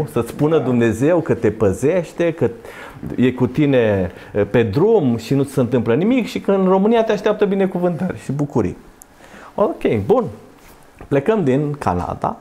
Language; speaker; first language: Romanian; native; Romanian